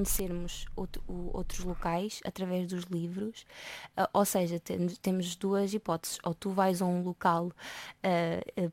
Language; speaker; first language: Portuguese; native; Portuguese